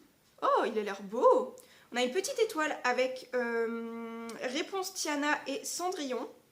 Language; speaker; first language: French; native; French